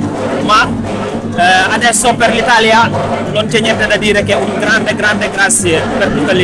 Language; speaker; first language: Italian; non-native, fluent; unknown